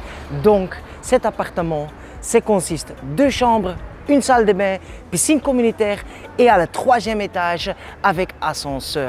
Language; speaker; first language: French; non-native, learner; Spanish